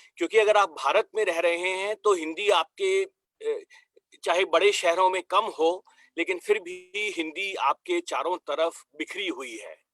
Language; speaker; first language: Hindi; native; Hindi